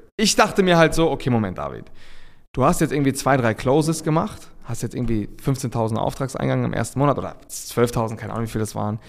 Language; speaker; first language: German; early bilingual, other home language; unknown